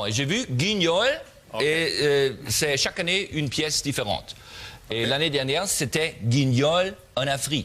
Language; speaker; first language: French; non-native, learner; German